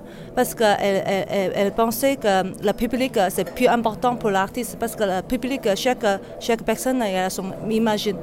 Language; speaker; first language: French; non-native, fluent; Chinese